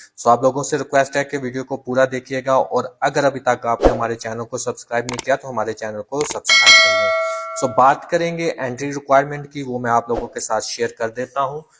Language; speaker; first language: Urdu; non-native, local second language; Punjabi